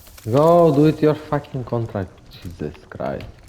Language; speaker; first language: English; non-native, learner; Ukrainian